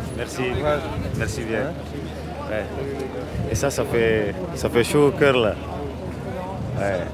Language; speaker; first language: French; non-native, local second language; Bambara